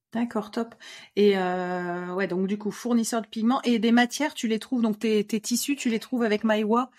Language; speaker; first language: French; native; French